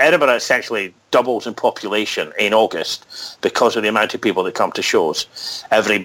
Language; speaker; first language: English; native; English